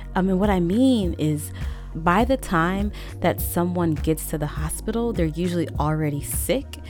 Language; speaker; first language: English; native; English